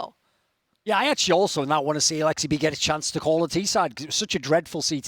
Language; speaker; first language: English; native; English